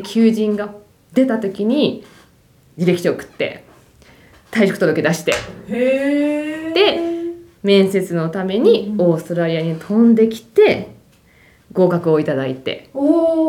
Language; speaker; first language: Japanese; native; Japanese